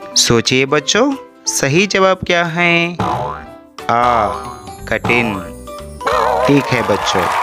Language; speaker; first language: Hindi; non-native, local second language; Telugu